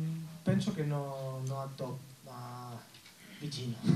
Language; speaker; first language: Italian; non-native, learner; Spanish